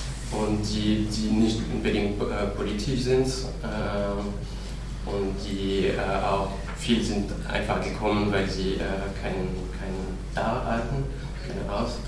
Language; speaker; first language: German; non-native, fluent; French